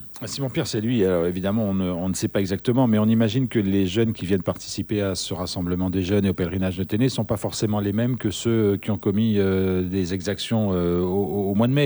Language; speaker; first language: French; native; French